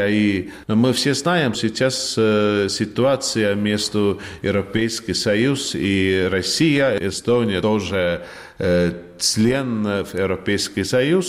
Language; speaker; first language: Russian; non-native, learner; Estonian